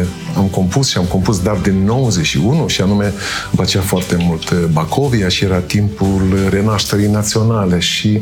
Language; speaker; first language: Romanian; native; Romanian